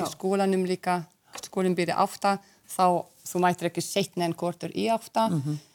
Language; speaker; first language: Icelandic; non-native, fluent; Hungarian